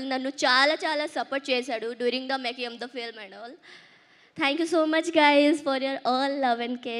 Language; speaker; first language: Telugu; early bilingual, heritage; Telugu